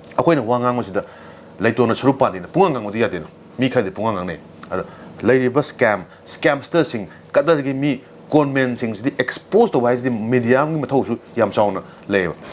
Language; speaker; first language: Manipuri; native; Manipuri